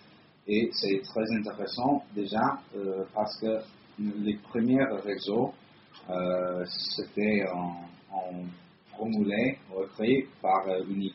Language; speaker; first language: French; non-native, fluent; Italian